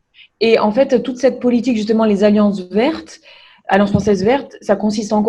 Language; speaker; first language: French; native; French